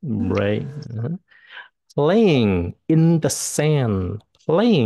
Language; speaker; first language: English; non-native, fluent; Vietnamese